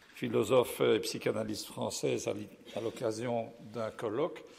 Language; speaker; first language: French; native; French